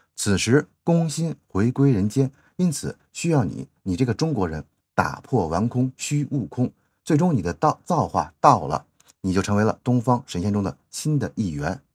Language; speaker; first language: Chinese; native; Chinese